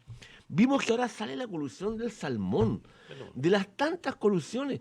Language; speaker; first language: Spanish; native; Spanish